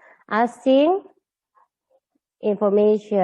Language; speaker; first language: English; non-native, learner; Indonesian